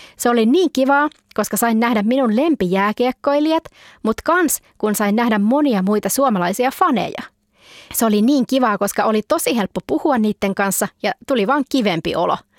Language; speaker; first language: Finnish; early bilingual, heritage; Finnish